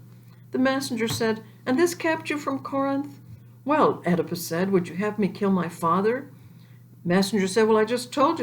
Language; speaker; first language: English; native; English